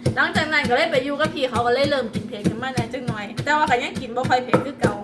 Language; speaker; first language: Thai; native; Thai